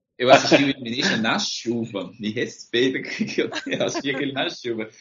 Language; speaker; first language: Portuguese; native; Portuguese